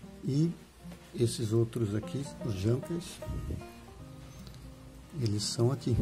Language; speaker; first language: Portuguese; native; Portuguese